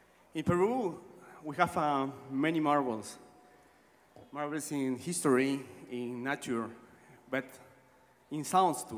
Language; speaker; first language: English; non-native, learner; Spanish